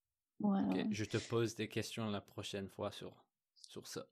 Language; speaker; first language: French; non-native, fluent; English